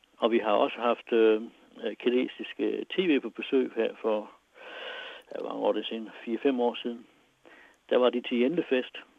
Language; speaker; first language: Danish; native; Danish